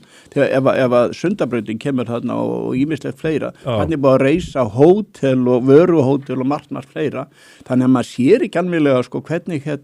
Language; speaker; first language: Icelandic; native; Icelandic